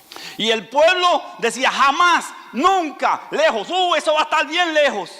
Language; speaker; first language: Spanish; native; Spanish